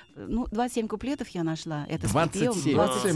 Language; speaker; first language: Russian; native; Russian